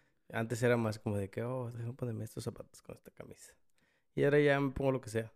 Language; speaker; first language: Spanish; early bilingual, heritage; Spanish